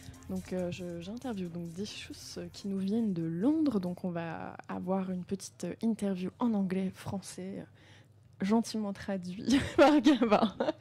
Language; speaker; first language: French; native; French